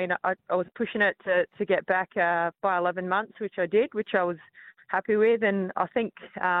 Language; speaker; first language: English; native; English